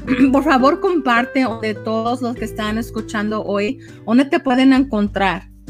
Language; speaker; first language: Spanish; early bilingual, heritage; Spanish